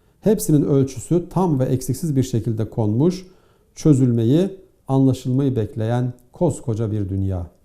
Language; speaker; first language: Turkish; native; Turkish